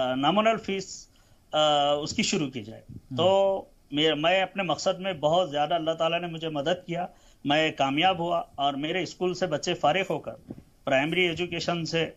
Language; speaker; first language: Hindi; non-native, local second language; Urdu